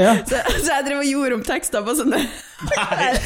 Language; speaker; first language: Norwegian; native; Norwegian